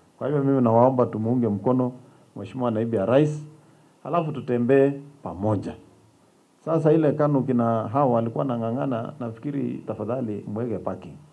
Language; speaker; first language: Swahili; non-native, local second language; Kalenjin